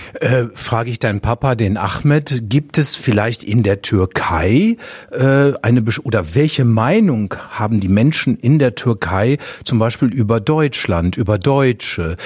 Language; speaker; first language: German; native; German